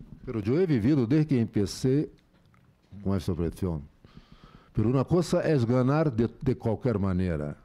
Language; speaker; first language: Spanish; non-native, fluent; Portuguese